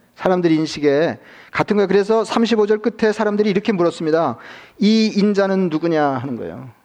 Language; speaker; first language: Korean; native; Korean